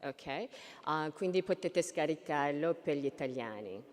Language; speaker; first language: Italian; non-native, fluent; Korean